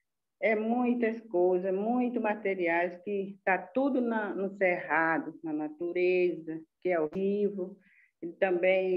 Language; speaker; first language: Portuguese; non-native, local second language; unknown